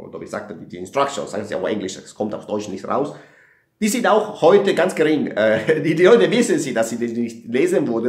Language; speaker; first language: German; non-native, fluent; Italian